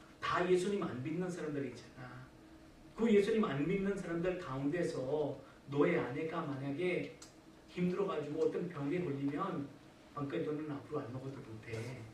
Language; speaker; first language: Korean; non-native, fluent; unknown